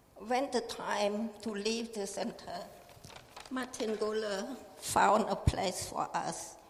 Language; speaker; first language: English; non-native, learner; Khmer